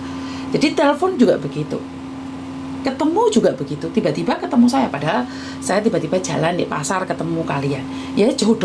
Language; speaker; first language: Indonesian; non-native, local second language; Javanese